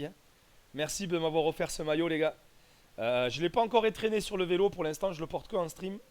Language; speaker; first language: French; native; French